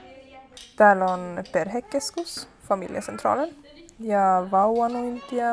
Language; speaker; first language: Finnish; non-native, local second language; Swedish